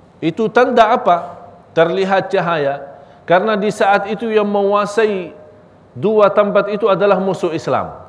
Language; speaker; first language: Malay; non-native, fluent; Arabic